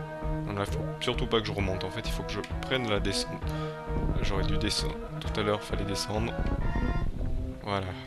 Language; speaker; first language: French; native; French